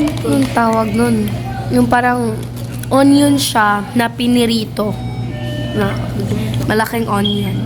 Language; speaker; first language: Filipino; non-native, local second language; Cebuano